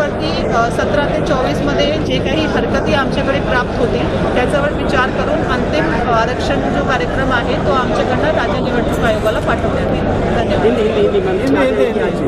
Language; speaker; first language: Marathi; native; Marathi